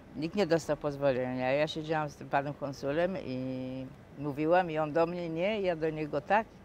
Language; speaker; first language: Polish; native; Polish